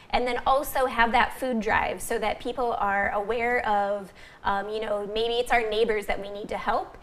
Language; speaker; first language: English; native; English